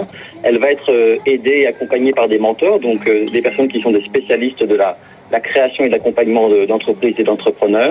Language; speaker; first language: French; native; French